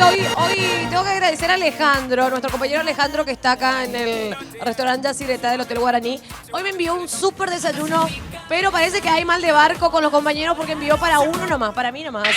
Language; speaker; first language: Spanish; native; Spanish